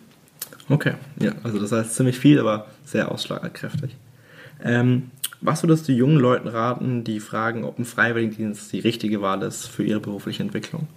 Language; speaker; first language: German; native; German